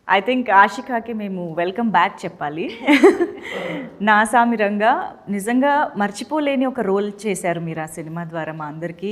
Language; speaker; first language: Telugu; native; Telugu